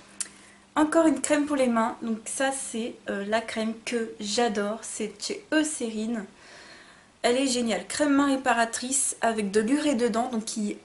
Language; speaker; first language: French; native; French